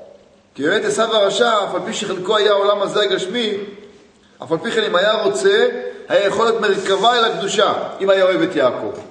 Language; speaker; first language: Hebrew; native; Hebrew